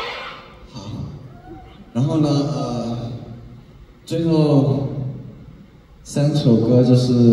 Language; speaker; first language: Chinese; early bilingual, heritage; English